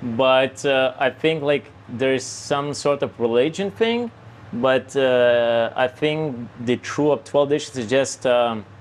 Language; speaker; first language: English; non-native, fluent; Lithuanian